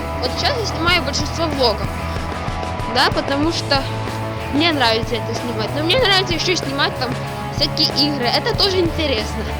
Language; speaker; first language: Russian; non-native, local second language; Ukrainian